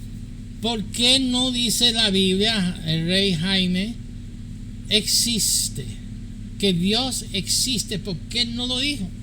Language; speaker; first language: Spanish; early bilingual, heritage; English